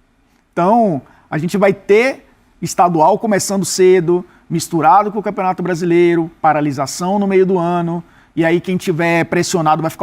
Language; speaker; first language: Portuguese; native; Portuguese